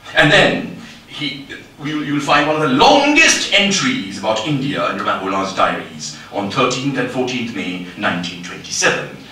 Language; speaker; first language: English; non-native, local second language; Bangla